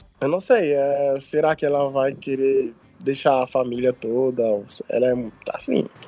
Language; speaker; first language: Portuguese; non-native, fluent; Yoruba